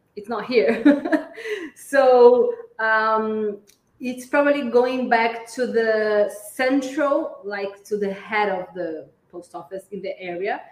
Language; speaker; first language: English; non-native, fluent; Portuguese